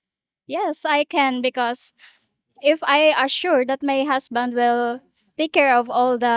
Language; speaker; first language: English; non-native, local second language; Bikol